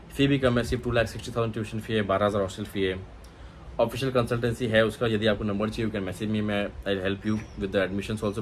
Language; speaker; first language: Hindi; non-native, local second language; Marathi